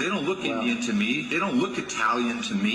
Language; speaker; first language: English; native; English